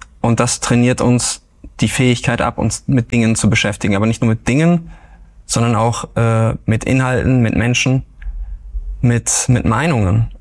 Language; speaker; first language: German; native; German